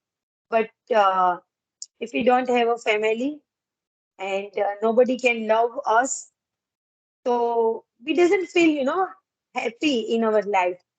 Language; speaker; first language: English; non-native, learner; Gujarati